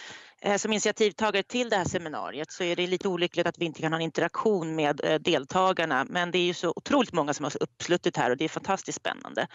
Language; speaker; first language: Swedish; native; Swedish